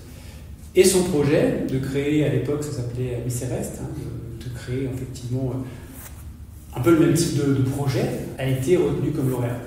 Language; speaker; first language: French; native; French